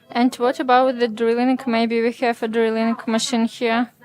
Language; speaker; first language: English; non-native, learner; Ukrainian